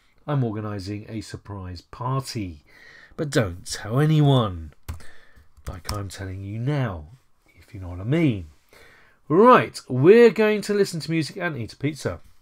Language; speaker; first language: English; native; English